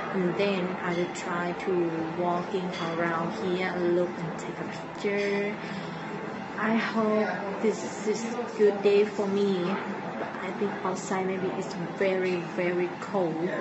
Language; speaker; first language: English; non-native, learner; Thai